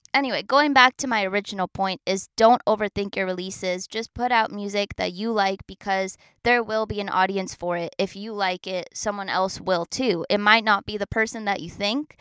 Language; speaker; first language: English; native; English